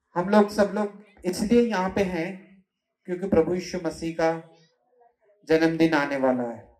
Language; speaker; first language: Hindi; non-native, local second language; Telugu